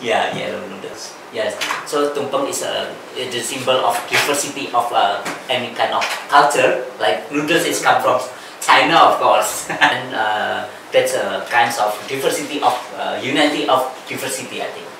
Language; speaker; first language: English; non-native, learner; Indonesian